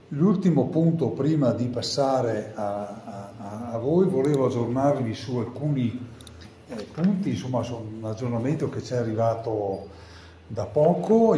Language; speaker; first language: Italian; native; Italian